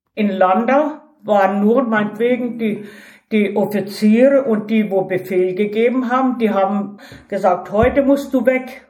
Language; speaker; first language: German; early bilingual, heritage; Ukrainian